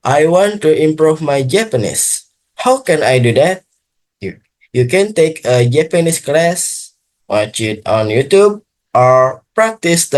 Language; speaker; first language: English; non-native, learner; Indonesian